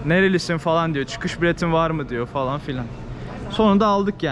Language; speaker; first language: Turkish; native; Turkish